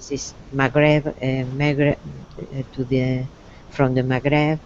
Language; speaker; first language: English; non-native, learner; Spanish